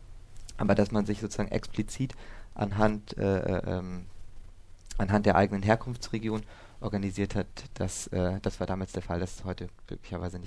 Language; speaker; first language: German; native; German